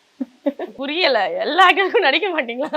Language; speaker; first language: Tamil; native; Tamil